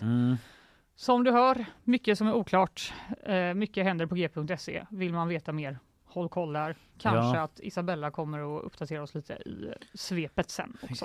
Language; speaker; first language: Swedish; native; Swedish